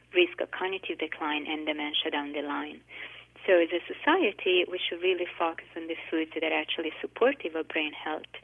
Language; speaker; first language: English; non-native, fluent; Italian